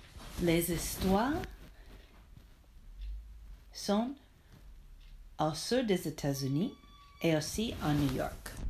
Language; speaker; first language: French; non-native, learner; English